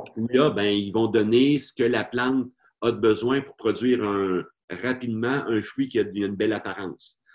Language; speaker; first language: French; native; French